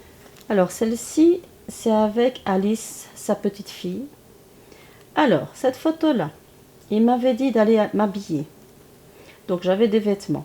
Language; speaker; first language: French; early bilingual, other home language; Chinese